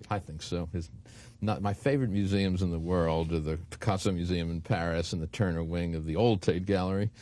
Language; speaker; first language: English; native; English